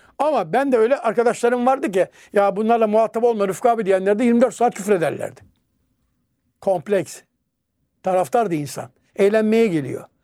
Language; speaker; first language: Turkish; native; Turkish